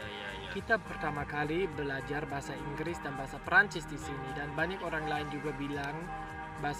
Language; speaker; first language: Indonesian; non-native, fluent; German